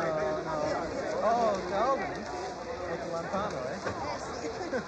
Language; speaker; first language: Italian; non-native, learner; English